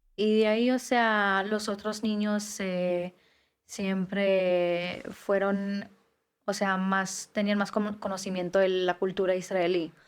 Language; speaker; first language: Spanish; early bilingual, heritage; Spanish